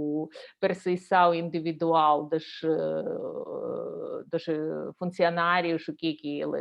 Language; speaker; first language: Portuguese; non-native, fluent; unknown